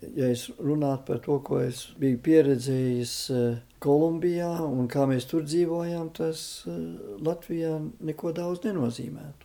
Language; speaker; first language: Latvian; early bilingual, heritage; Latvian